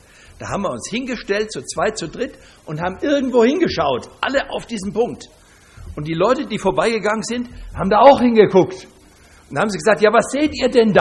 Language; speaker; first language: German; native; German